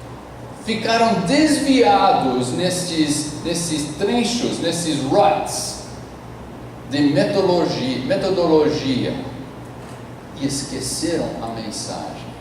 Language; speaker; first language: Portuguese; non-native, fluent; English